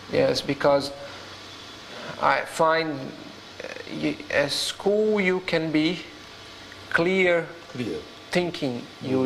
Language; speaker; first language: English; non-native, fluent; Portuguese